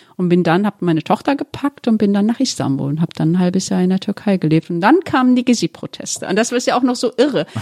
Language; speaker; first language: German; early bilingual, other home language; Turkish